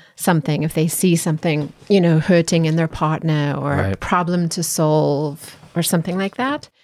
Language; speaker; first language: English; native; English